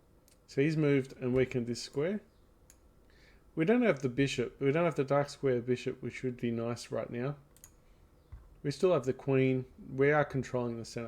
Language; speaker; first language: English; native; English